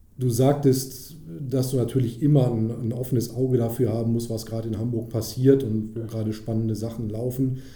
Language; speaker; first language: German; native; German